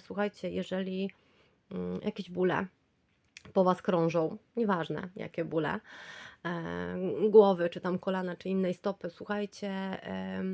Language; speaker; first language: Polish; native; Polish